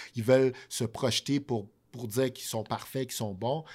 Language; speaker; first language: French; native; French